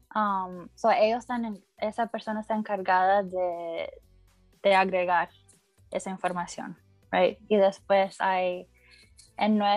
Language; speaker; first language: Spanish; early bilingual, heritage; Spanish